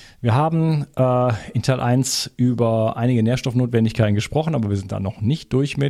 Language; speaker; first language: German; native; German